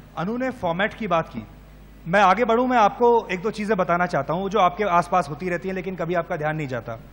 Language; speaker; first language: Hindi; native; Hindi